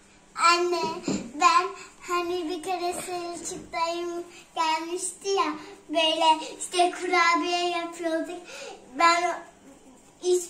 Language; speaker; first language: Turkish; early bilingual, heritage; Turkish